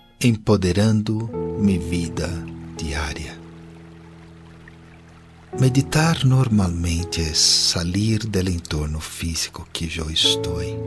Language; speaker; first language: Spanish; non-native, fluent; Portuguese